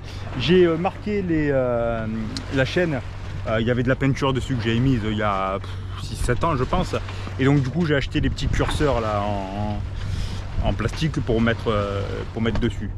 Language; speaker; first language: French; native; French